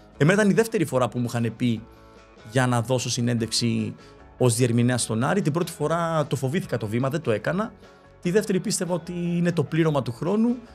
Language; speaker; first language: Greek; early bilingual, other home language; Spanish